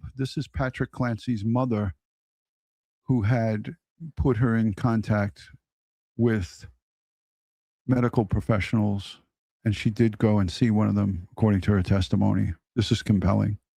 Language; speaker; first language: English; native; English